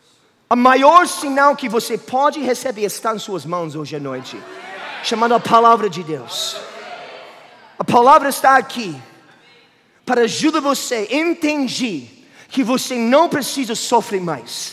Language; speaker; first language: Portuguese; non-native, fluent; English